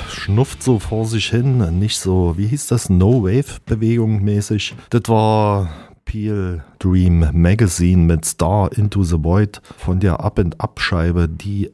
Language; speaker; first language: German; native; German